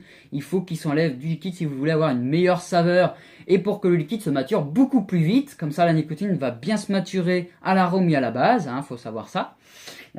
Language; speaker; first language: French; native; French